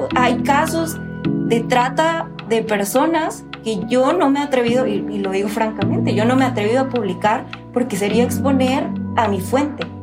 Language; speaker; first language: Spanish; native; Spanish